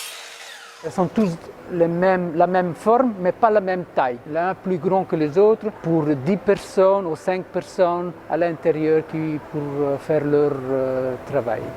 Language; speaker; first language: French; non-native, local second language; Dutch